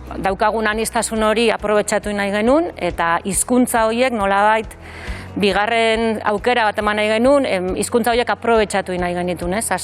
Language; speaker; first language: Basque; native; Basque